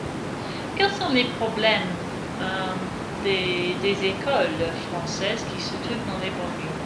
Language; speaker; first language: French; non-native, fluent; English